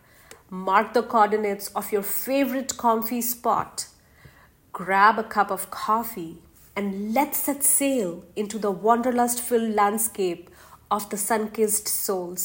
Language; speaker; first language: English; non-native, local second language; Hindi